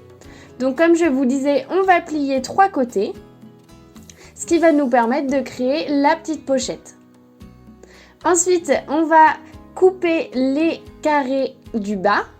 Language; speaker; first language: French; native; French